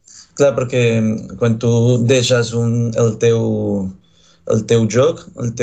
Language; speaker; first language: Catalan; non-native, learner; Spanish